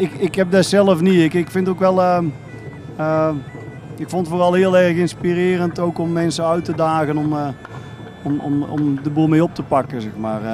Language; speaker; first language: Dutch; native; Dutch